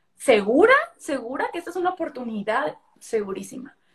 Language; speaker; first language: Spanish; native; Spanish